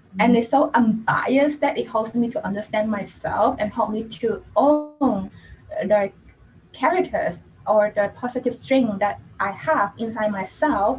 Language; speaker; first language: English; non-native, local second language; Cantonese